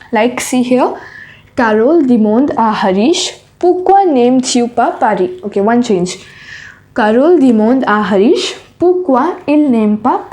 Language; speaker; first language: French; non-native, fluent; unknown